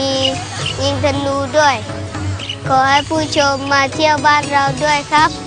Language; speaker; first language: Thai; non-native, local second language; Malay